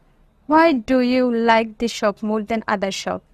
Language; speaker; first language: English; non-native, learner; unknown